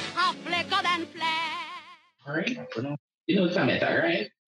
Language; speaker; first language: English; non-native, local second language; Jamaican Creole English